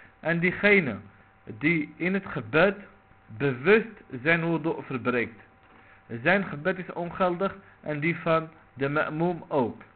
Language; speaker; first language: Dutch; non-native, local second language; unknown